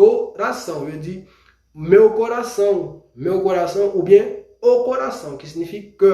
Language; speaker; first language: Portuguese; non-native, fluent; Haitian Creole